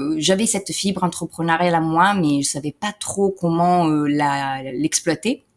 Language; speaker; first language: French; non-native, fluent; Italian